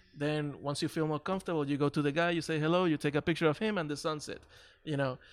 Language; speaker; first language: English; non-native, local second language; Spanish